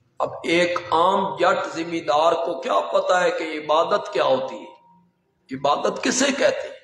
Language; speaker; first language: Urdu; non-native, local second language; Punjabi